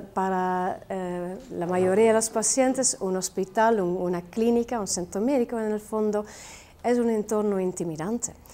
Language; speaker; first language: Spanish; non-native, fluent; Dutch